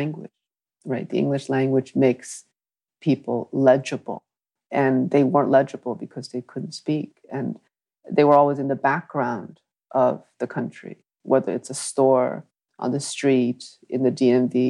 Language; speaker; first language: English; early bilingual, other home language; Vietnamese